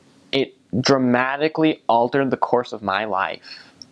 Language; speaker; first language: English; native; English